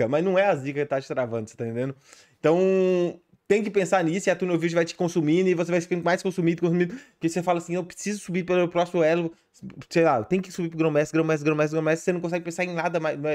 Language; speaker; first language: Portuguese; native; Portuguese